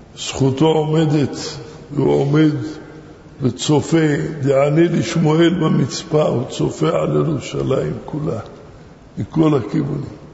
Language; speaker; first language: Hebrew; non-native, fluent; Arabic